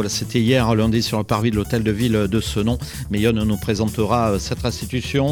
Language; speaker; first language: French; native; French